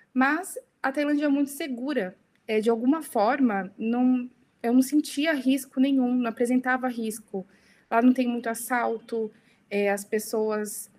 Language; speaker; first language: Portuguese; early bilingual, heritage; Portuguese